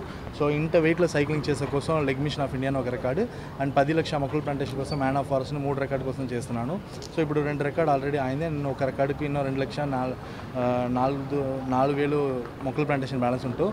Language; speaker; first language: Telugu; non-native, learner; Tamil